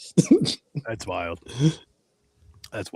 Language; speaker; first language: English; native; English